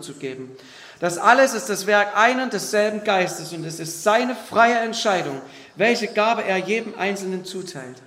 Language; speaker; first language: German; native; German